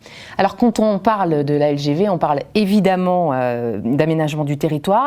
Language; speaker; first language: French; native; French